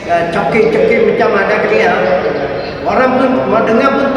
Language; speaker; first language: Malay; non-native, local second language; Tamil